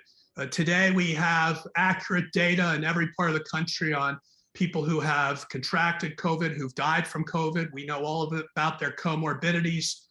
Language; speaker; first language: English; native; English